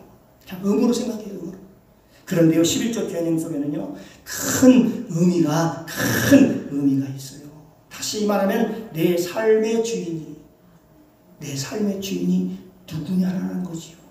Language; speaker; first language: Korean; native; Korean